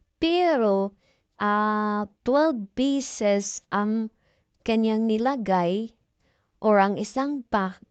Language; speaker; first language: Filipino; non-native, local second language; Cebuano